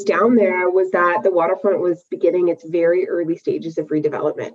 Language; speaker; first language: English; native; English